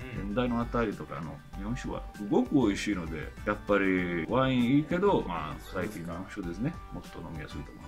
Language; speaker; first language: Japanese; non-native, fluent; Italian